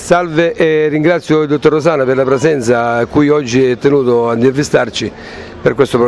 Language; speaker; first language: Italian; native; Italian